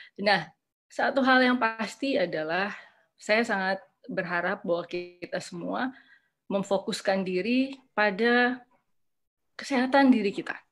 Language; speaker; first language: Indonesian; native; Indonesian